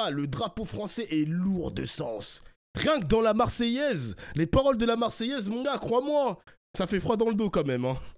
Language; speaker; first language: French; early bilingual, other home language; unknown